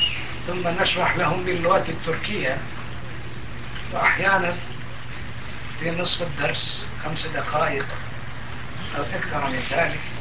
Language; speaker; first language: Arabic; non-native, local second language; Turkish